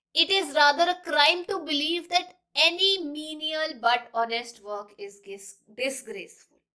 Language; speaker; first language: English; non-native, local second language; Punjabi